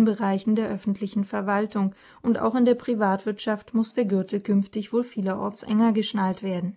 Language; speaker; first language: German; native; German